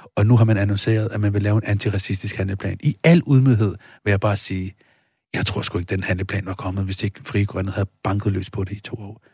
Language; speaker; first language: Danish; early bilingual, other home language; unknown